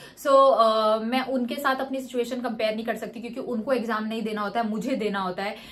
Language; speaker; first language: Hindi; native; Hindi